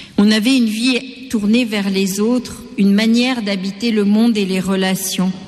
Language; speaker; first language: French; non-native, local second language; Gujarati